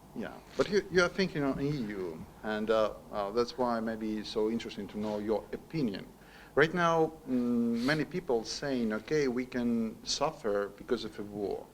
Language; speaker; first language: English; non-native, learner; Ukrainian